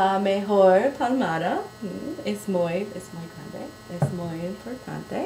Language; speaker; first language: Spanish; non-native, learner; English